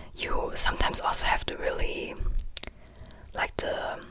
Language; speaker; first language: English; non-native, fluent; German